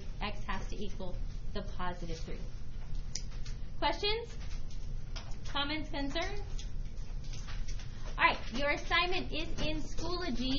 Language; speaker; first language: English; native; English